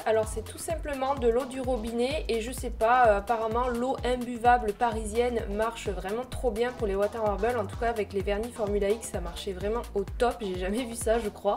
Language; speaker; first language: French; native; French